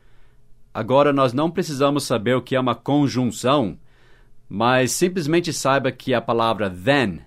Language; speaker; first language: Portuguese; non-native, fluent; English